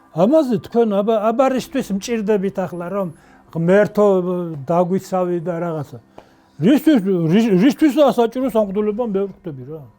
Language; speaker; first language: Georgian; non-native, local second language; Svan